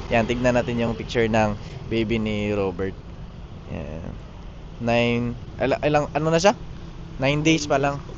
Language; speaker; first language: Filipino; non-native, local second language; Cebuano